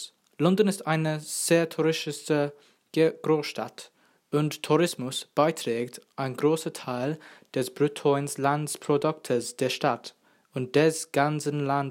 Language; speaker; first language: German; non-native, learner; English